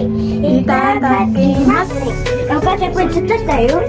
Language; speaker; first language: Japanese; early bilingual, other home language; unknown